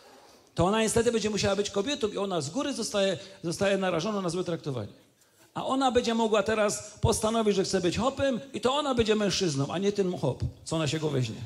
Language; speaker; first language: Polish; native; Polish